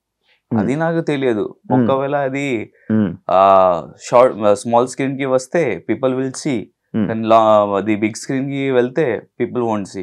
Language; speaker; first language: Telugu; non-native, local second language; Hindi